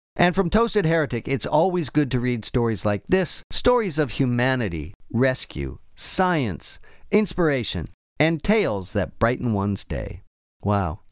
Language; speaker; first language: English; native; English